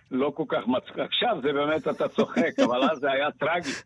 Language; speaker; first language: Hebrew; non-native, fluent; Bulgarian